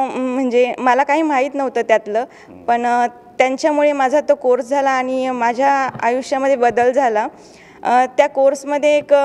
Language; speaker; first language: Marathi; native; Marathi